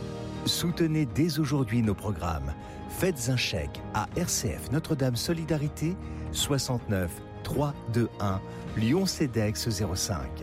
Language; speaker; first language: French; native; French